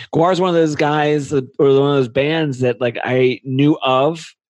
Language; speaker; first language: English; native; English